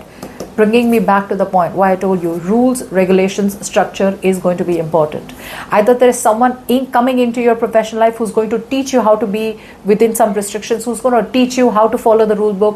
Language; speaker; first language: English; non-native, local second language; Hindi